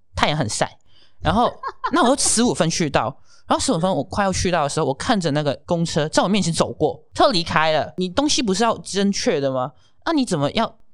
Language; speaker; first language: Chinese; non-native, fluent; Cantonese